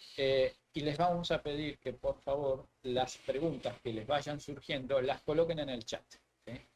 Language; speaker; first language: Spanish; native; Spanish